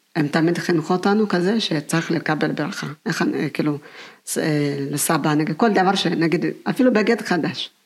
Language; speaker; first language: Hebrew; non-native, fluent; Amharic